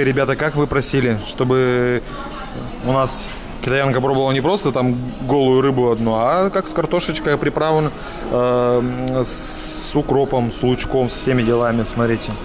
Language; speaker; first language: Russian; native; Russian